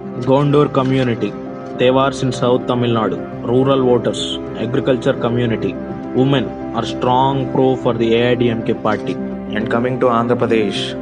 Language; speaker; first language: English; non-native, local second language; Telugu